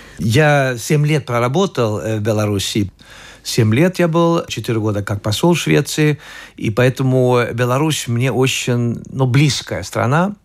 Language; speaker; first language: Russian; non-native, fluent; Swedish